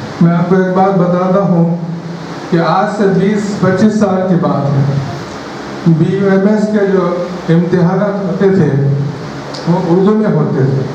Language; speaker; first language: Urdu; native; Urdu